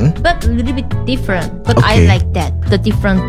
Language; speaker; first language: English; non-native, learner; Korean